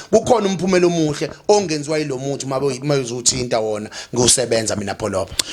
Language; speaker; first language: Zulu; native; Zulu